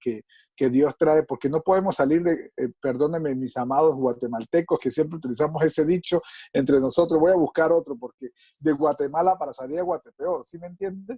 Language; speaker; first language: Spanish; native; Spanish